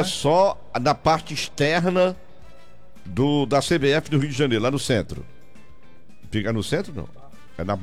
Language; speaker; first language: Portuguese; native; Portuguese